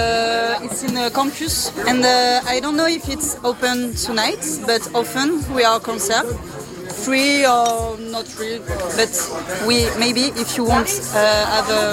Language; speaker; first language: English; non-native, learner; French